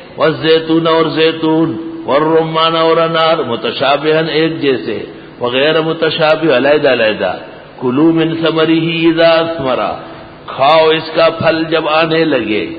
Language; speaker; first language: Urdu; non-native, local second language; Pashto